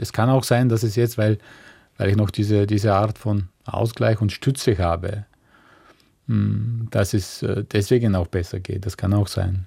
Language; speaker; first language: German; non-native, fluent; Bulgarian